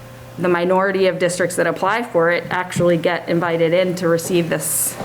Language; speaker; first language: English; native; English